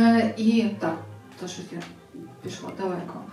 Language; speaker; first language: Polish; non-native, fluent; Ukrainian